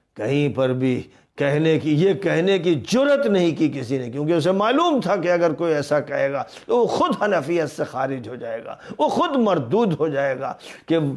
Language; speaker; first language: Urdu; native; Urdu